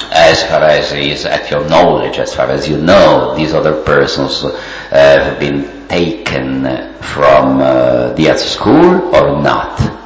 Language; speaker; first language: English; non-native, fluent; Italian